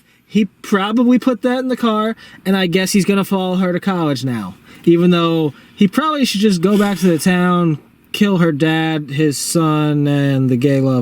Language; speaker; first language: English; native; English